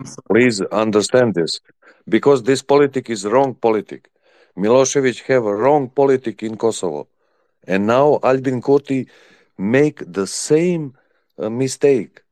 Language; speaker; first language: English; non-native, learner; Serbian